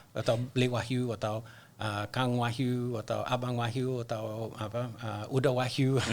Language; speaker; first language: Indonesian; non-native, fluent; English